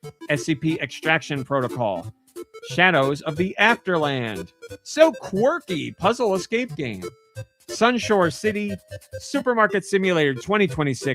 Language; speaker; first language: English; native; English